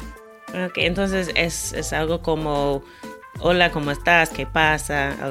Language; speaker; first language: Spanish; non-native, fluent; English